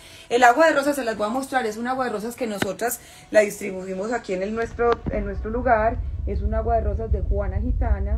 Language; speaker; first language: Spanish; native; Spanish